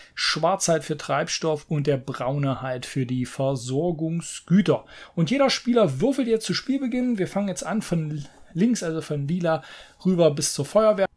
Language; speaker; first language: German; native; German